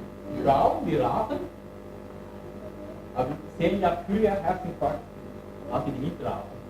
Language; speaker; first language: German; non-native, learner; Turkish